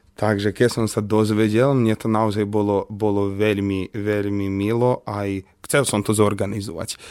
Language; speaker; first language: Slovak; native; Slovak